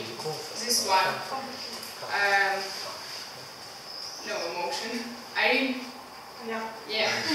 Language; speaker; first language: English; non-native, learner; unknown